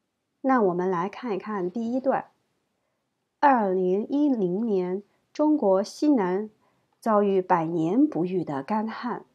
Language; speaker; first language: Chinese; native; Chinese